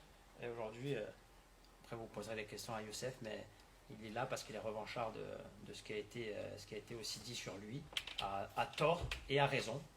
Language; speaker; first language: French; native; French